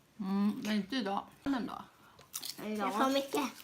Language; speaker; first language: Swedish; non-native, learner; Thai